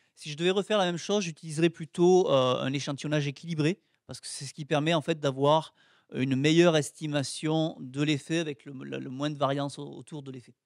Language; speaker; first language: French; native; French